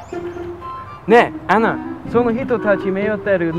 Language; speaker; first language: Japanese; non-native, learner; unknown